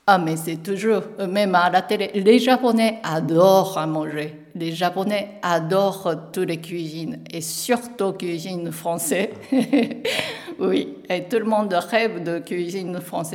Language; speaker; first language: French; non-native, learner; Japanese